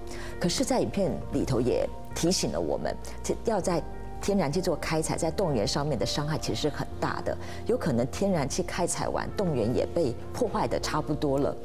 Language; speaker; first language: Chinese; native; Chinese